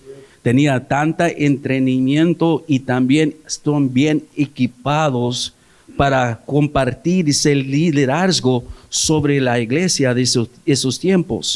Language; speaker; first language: Spanish; early bilingual, heritage; English